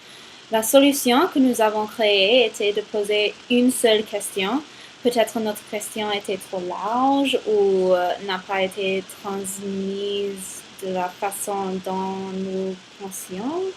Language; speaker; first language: French; non-native, learner; English